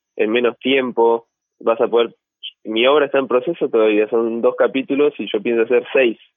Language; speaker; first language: Spanish; native; Spanish